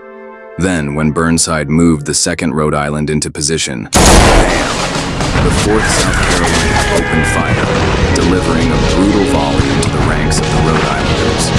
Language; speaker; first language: English; native; English